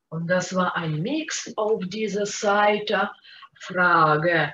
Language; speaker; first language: German; non-native, fluent; Russian